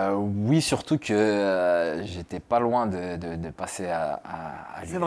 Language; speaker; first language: French; native; French